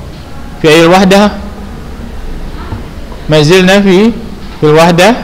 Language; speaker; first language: Arabic; non-native, fluent; Indonesian